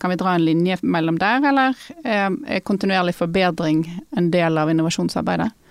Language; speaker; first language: Norwegian; native; Norwegian